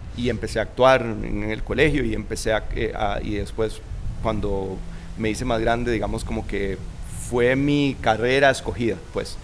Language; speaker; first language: Spanish; native; Spanish